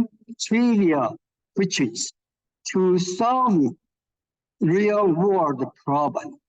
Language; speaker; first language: English; non-native, fluent; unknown